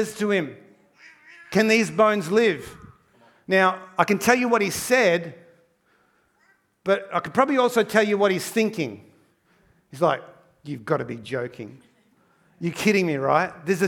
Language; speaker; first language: English; native; English